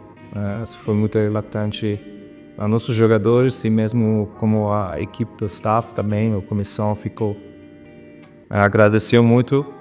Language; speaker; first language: Portuguese; non-native, fluent; German